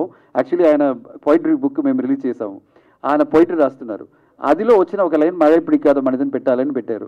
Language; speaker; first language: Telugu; non-native, fluent; Tamil